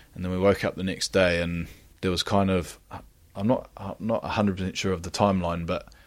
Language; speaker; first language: English; native; English